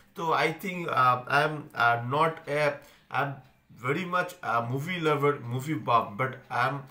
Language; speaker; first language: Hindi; non-native, local second language; Bangla